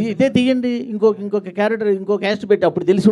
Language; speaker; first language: Telugu; native; Telugu